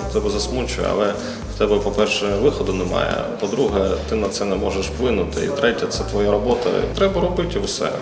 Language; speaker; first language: Ukrainian; native; Ukrainian